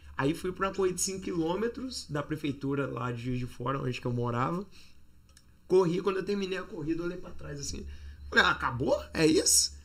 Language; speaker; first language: Portuguese; native; Portuguese